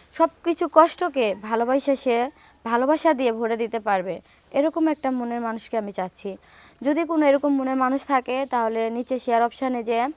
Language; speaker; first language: Bangla; native; Bangla